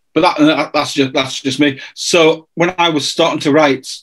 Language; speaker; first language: English; native; English